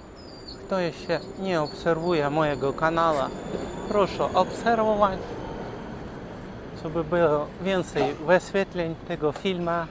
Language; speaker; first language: Polish; non-native, learner; Ukrainian